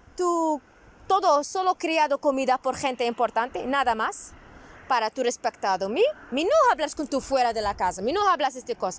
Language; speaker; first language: Spanish; non-native, learner; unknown